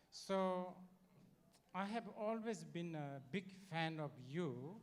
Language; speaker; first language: English; non-native, learner; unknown